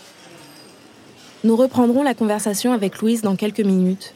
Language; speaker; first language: French; native; French